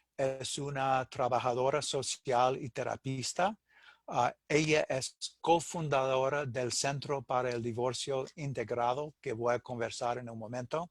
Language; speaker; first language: Spanish; non-native, fluent; English